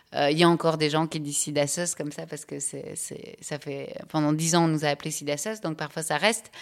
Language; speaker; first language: French; native; French